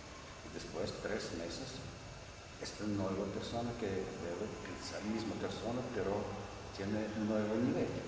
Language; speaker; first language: Spanish; non-native, learner; Russian